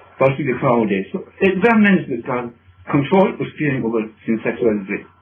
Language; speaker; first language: Norwegian; non-native, fluent; English